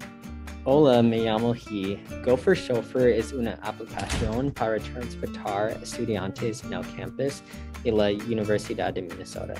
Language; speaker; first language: Spanish; non-native, learner; English